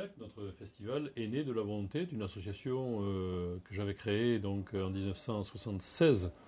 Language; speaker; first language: French; native; French